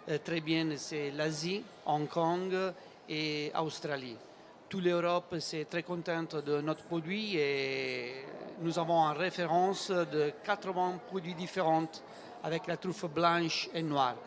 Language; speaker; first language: French; non-native, learner; Italian